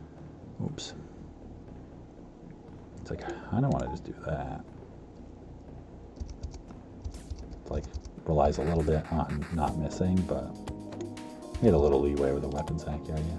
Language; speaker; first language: English; native; English